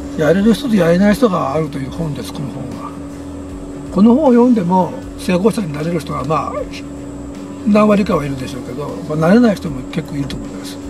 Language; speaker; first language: Japanese; native; Japanese